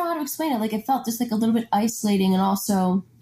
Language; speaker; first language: English; native; English